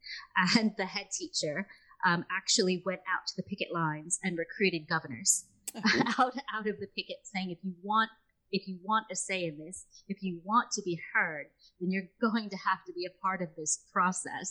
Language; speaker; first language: English; native; English